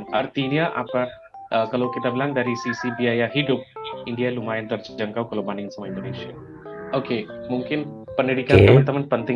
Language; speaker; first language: Indonesian; non-native, fluent; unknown